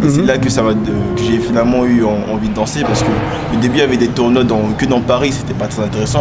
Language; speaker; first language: French; native; French